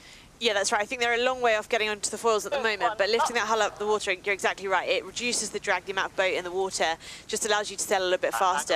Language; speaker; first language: English; native; English